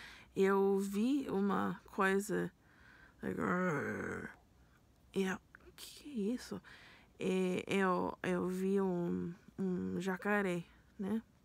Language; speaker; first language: Portuguese; non-native, learner; English